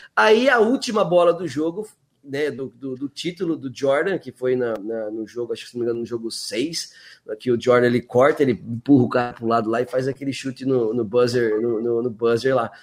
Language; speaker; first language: Portuguese; native; Portuguese